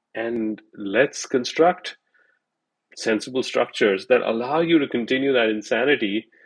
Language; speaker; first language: English; non-native, local second language; Hindi